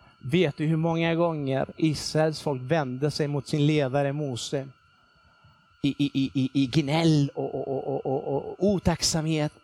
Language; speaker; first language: Swedish; non-native, fluent; Spanish